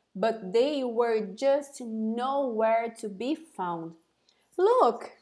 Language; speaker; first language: English; non-native, fluent; Portuguese